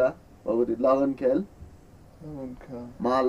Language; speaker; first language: English; non-native, learner; Newari